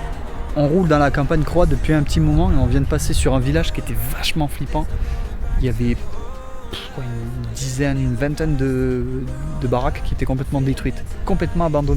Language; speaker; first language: French; native; French